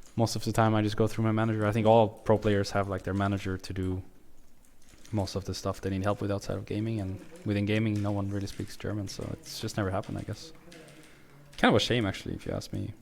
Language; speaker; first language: English; non-native, fluent; Swedish